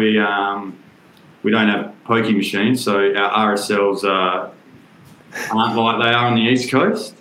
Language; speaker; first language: English; native; English